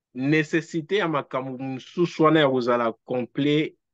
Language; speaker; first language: French; non-native, local second language; Lingala